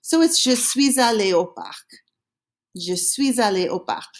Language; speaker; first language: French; non-native, fluent; English